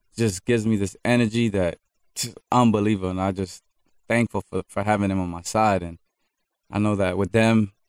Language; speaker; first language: English; native; English